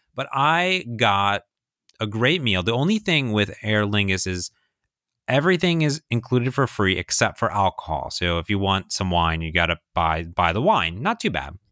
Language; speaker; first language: English; native; English